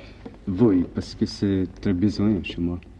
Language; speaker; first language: French; non-native, learner; Hungarian